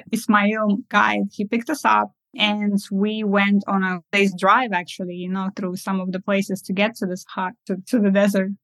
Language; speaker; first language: English; early bilingual, other home language; Russian